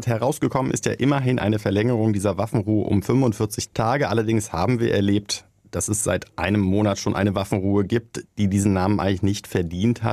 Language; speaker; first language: German; native; German